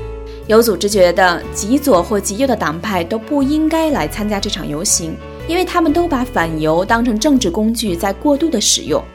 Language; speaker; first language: Chinese; native; Chinese